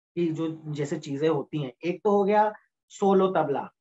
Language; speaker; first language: Hindi; native; Hindi